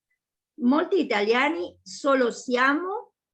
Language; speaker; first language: Italian; non-native, learner; Spanish